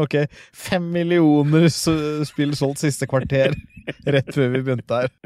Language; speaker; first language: Norwegian; native; Norwegian